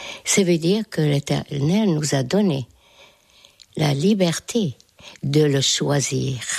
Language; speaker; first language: French; non-native, fluent; Hungarian